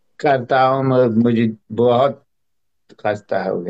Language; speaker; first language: Hindi; non-native, learner; Persian